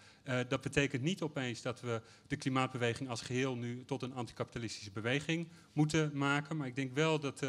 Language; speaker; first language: Dutch; native; Dutch